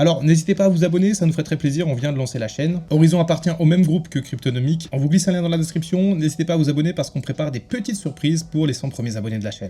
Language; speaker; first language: French; native; French